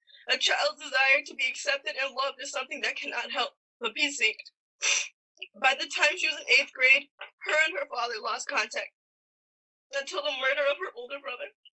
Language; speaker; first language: English; early bilingual, other home language; Spanish